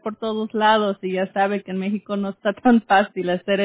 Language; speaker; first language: Spanish; early bilingual, heritage; Spanish